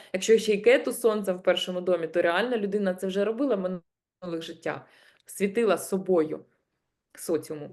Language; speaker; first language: Ukrainian; non-native, local second language; Russian